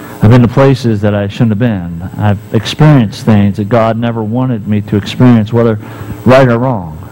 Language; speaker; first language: English; native; English